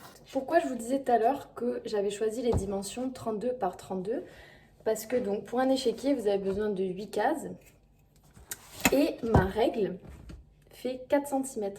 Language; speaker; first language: French; native; French